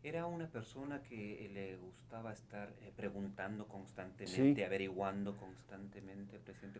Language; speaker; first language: Spanish; native; Spanish